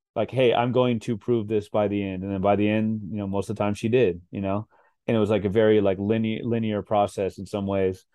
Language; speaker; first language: English; native; English